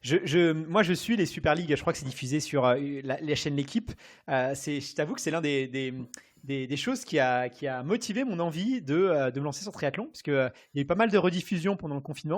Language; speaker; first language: French; native; French